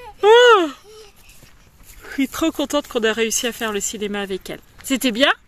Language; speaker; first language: French; native; French